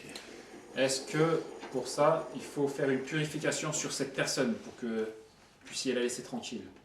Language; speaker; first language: French; native; French